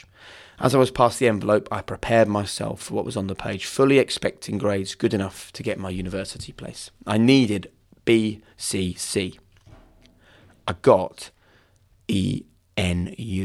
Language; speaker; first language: English; native; English